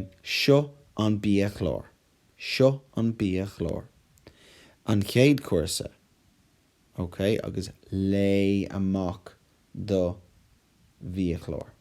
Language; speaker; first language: Irish; non-native, local second language; English